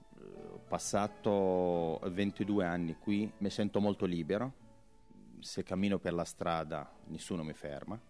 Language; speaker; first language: Italian; non-native, fluent; Arabic